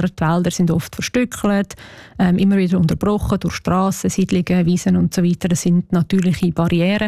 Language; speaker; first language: German; native; German